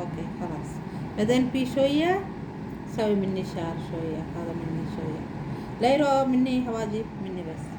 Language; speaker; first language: Arabic; non-native, learner; Telugu